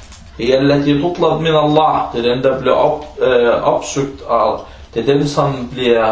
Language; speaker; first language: Danish; early bilingual, other home language; Arabic